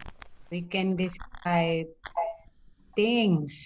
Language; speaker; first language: English; non-native, learner; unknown